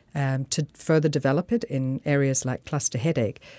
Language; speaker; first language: English; native; English